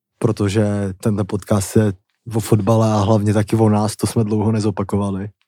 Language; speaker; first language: Czech; native; Czech